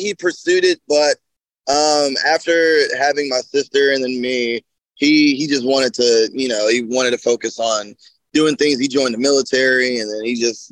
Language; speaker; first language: English; native; English